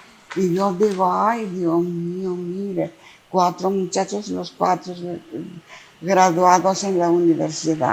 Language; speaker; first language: Spanish; non-native, fluent; Greek